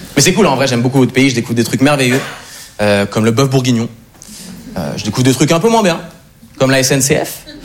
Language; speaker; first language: French; native; French